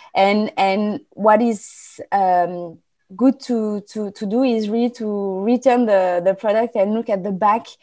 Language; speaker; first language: English; non-native, fluent; French